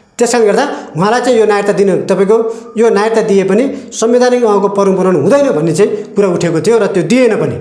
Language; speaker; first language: Nepali; native; Nepali